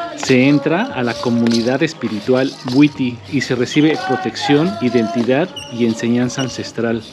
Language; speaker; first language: Spanish; native; Spanish